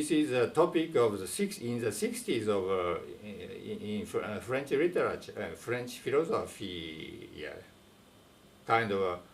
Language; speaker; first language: English; non-native, fluent; Japanese